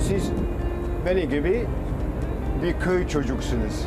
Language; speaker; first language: Turkish; non-native, fluent; Dutch